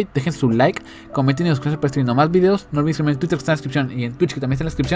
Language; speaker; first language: Spanish; native; Spanish